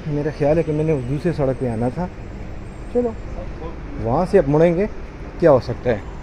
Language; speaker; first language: Urdu; non-native, local second language; Punjabi